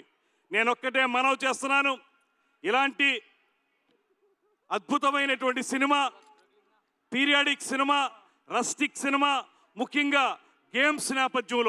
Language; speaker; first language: Telugu; native; Telugu